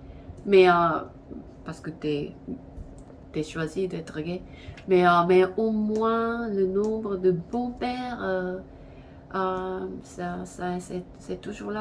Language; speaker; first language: French; non-native, learner; Korean